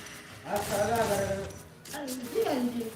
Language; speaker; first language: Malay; non-native, local second language; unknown